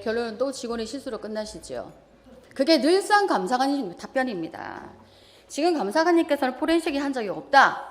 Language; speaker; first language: Korean; native; Korean